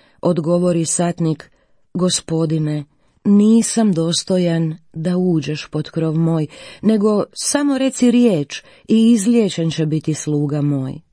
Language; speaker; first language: Croatian; native; Croatian